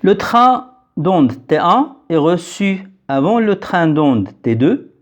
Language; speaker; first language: French; non-native, local second language; Arabic